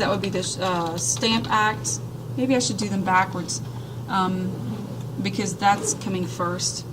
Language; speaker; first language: English; native; English